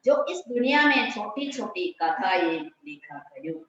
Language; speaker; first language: Hindi; non-native, local second language; Malayalam